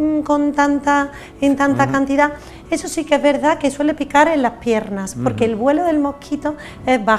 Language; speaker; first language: Spanish; native; Spanish